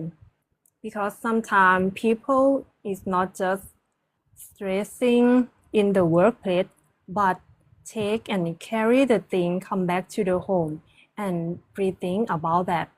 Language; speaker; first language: English; non-native, learner; Thai